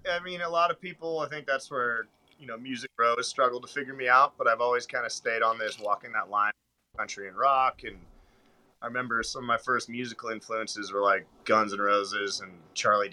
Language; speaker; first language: English; native; English